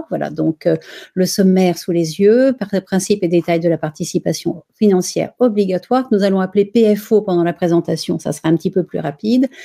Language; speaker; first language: French; native; French